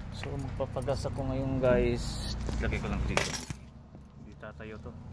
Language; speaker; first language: Filipino; non-native, local second language; Cebuano